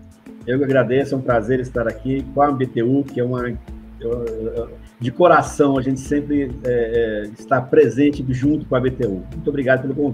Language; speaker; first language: Portuguese; native; Portuguese